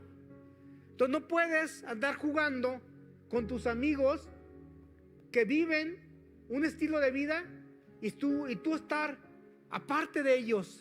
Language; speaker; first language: Spanish; native; Spanish